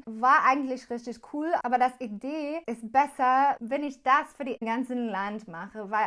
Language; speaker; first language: German; non-native, learner; English